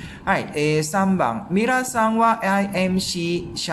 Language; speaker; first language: Japanese; non-native, fluent; Malay